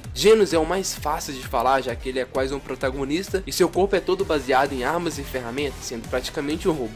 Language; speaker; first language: Portuguese; native; Portuguese